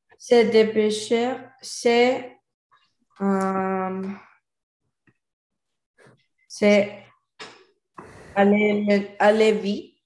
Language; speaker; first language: French; non-native, learner; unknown